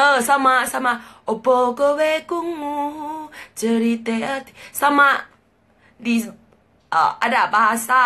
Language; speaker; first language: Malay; non-native, learner; Thai